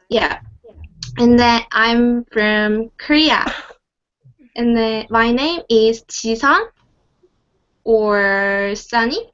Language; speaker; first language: English; non-native, learner; Korean